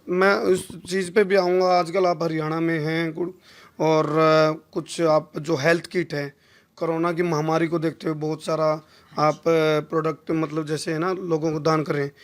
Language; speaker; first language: Hindi; native; Hindi